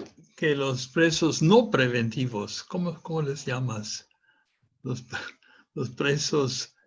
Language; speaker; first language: Spanish; non-native, fluent; German